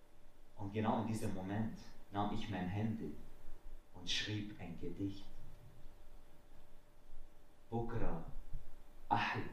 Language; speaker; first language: German; non-native, fluent; Arabic